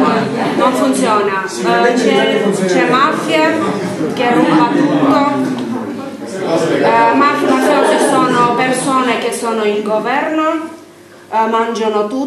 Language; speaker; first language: Italian; non-native, learner; Armenian